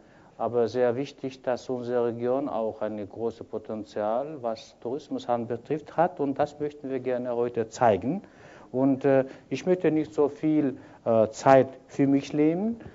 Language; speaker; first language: German; non-native, fluent; Kyrgyz